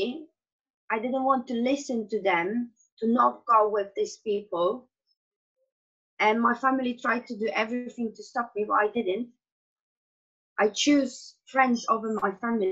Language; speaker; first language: English; non-native, fluent; Polish